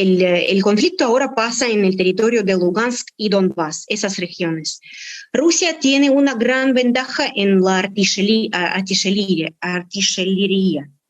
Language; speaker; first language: Spanish; non-native, fluent; Russian